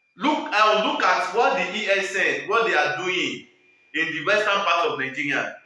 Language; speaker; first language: English; non-native, local second language; Yoruba